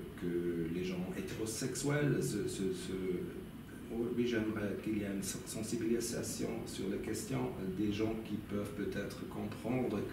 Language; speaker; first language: French; non-native, local second language; German